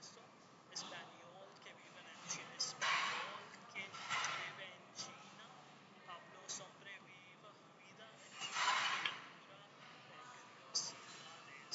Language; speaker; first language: Spanish; non-native, learner; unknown